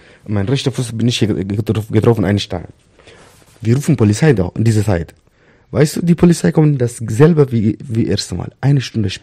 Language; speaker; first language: German; non-native, fluent; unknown